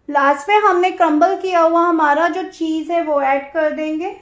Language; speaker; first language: Hindi; native; Hindi